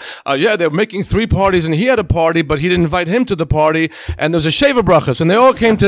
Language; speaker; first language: English; non-native, fluent; Hebrew